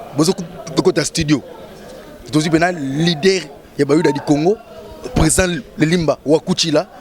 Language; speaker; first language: Lingala; non-native, local second language; Kongo